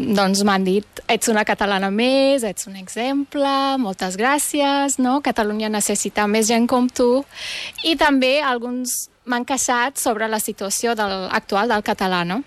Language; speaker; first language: Catalan; non-native, fluent; Turkish